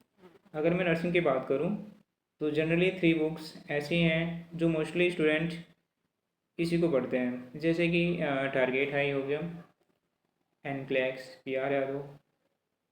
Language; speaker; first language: Hindi; native; Hindi